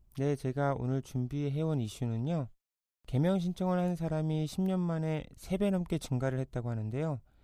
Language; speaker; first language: Korean; native; Korean